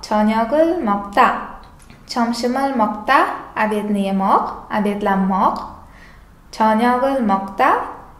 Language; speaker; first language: Korean; non-native, fluent; Uzbek